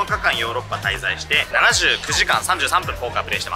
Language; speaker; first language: Japanese; native; Japanese